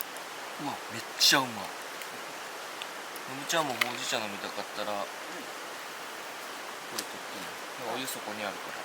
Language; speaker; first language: Japanese; native; Japanese